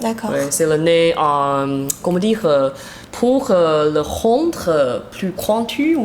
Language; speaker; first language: French; non-native, learner; Chinese